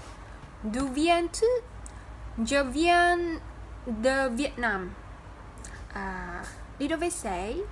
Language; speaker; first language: French; non-native, learner; Vietnamese